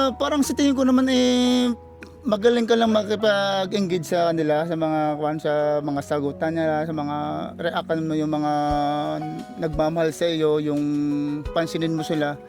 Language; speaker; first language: Filipino; native; Filipino